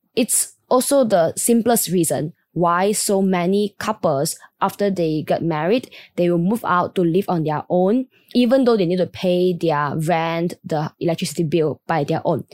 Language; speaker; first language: English; non-native, local second language; Chinese